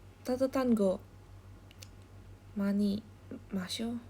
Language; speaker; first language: Korean; non-native, learner; Indonesian